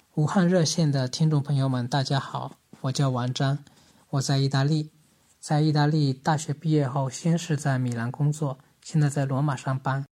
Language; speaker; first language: Chinese; native; Chinese